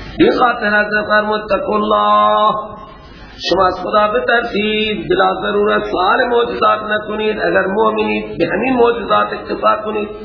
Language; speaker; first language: Persian; non-native, local second language; Baluchi